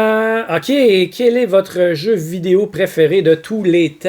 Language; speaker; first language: French; native; French